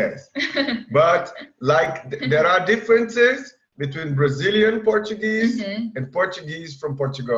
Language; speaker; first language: English; non-native, fluent; Portuguese